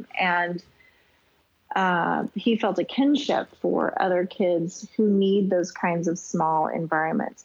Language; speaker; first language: English; native; English